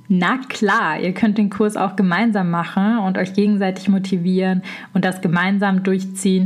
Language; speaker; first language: German; native; German